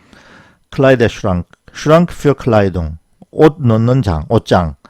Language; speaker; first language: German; non-native, fluent; Korean